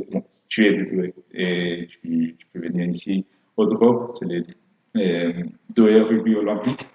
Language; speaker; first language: French; non-native, fluent; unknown